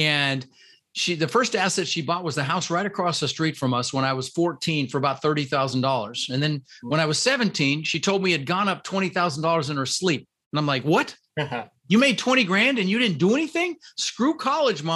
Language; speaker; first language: English; early bilingual, other home language; Dutch